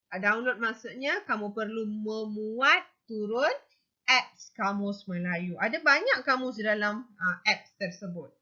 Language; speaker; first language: Malay; non-native, local second language; Tamil